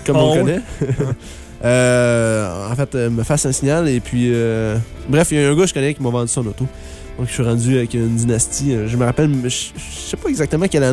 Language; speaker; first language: French; native; French